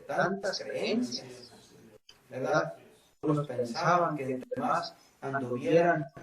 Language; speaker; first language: Spanish; native; Spanish